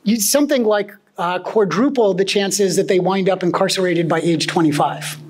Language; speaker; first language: English; native; English